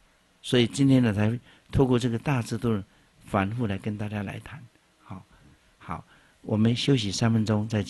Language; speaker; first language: Chinese; native; Chinese